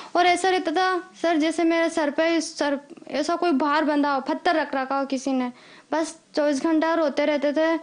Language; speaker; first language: Hindi; native; Hindi